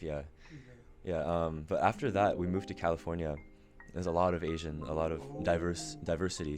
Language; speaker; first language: English; early bilingual, other home language; Japanese